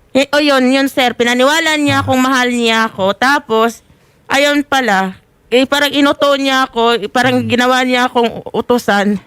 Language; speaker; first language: Filipino; non-native, local second language; Cebuano